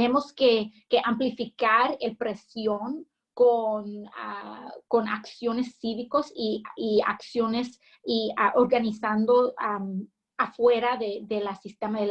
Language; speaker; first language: Spanish; early bilingual, heritage; English